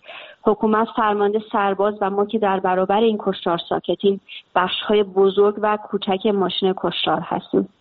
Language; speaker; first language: Persian; native; Persian